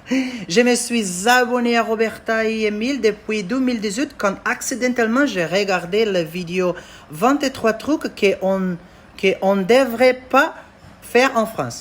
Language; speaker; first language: French; non-native, learner; Portuguese